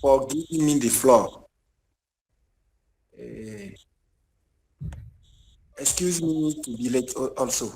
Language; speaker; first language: English; non-native, learner; French